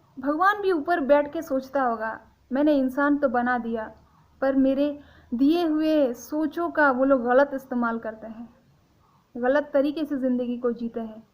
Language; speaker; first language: Hindi; non-native, local second language; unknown